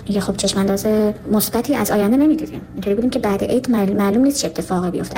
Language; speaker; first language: Persian; non-native, local second language; Kurdish